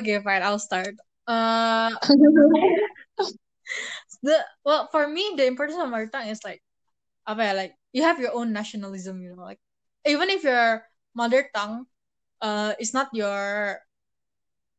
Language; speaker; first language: English; non-native, fluent; Indonesian